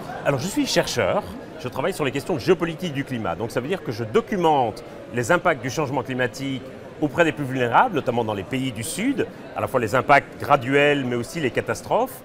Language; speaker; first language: French; native; French